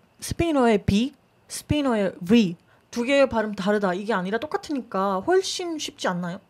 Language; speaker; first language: Korean; non-native, fluent; Spanish